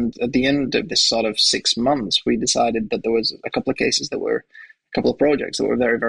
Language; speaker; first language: English; native; English